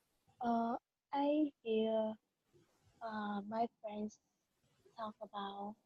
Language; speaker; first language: English; non-native, learner; Vietnamese